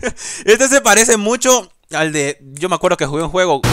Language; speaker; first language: Spanish; native; Spanish